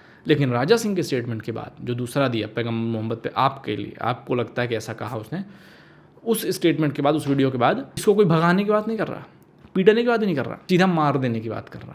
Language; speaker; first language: Hindi; native; Hindi